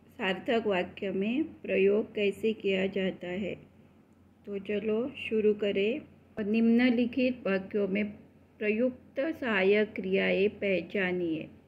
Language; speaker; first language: Hindi; non-native, local second language; Marathi